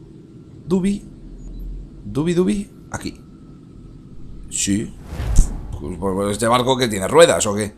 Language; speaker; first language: Spanish; native; Spanish